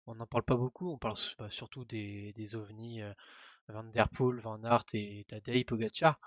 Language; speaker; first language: French; native; French